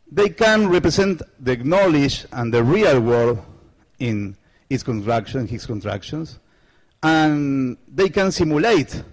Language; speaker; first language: English; non-native, learner; Spanish